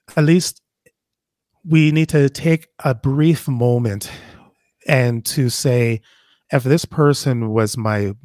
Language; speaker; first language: English; native; English